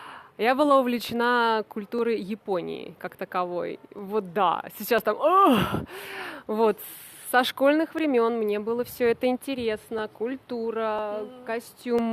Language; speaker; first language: Russian; native; Russian